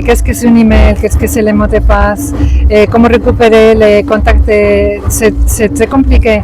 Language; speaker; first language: French; non-native, learner; Spanish